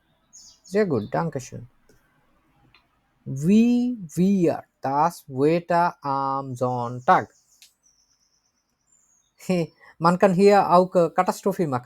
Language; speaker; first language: German; non-native, learner; Bangla